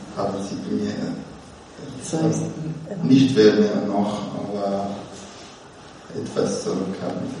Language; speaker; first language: German; non-native, learner; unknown